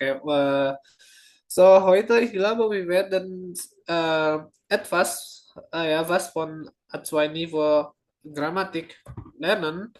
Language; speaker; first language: German; non-native, learner; Indonesian